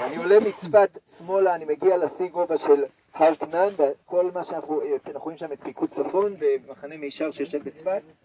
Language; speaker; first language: Hebrew; native; Hebrew